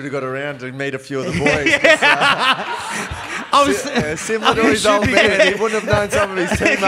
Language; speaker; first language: English; native; English